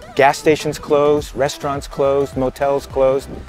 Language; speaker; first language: English; native; English